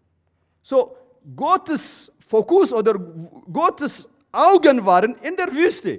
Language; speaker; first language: German; non-native, learner; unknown